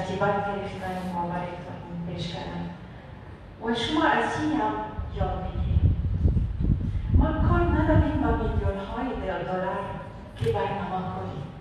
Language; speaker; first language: Persian; non-native, learner; Arabic